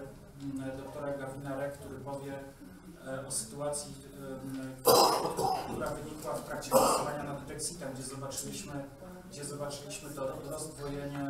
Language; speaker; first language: Polish; native; Polish